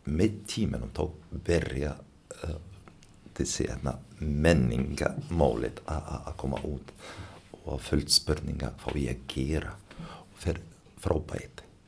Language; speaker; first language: Icelandic; non-native, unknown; Arabic